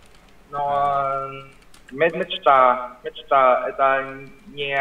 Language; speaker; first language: Russian; non-native, learner; Vietnamese